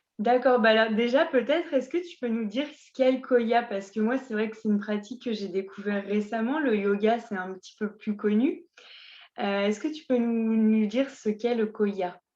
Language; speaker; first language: French; native; French